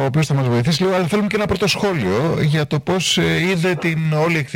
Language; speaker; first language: Greek; native; Greek